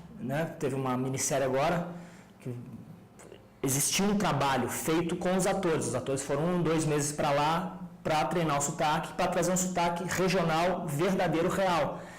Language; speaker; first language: Portuguese; native; Portuguese